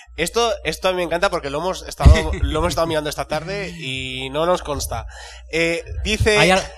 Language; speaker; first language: Spanish; native; Spanish